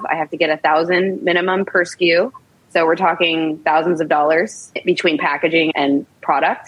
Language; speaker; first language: English; native; English